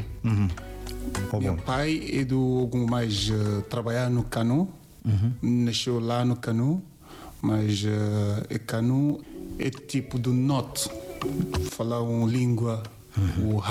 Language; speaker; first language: Portuguese; non-native, learner; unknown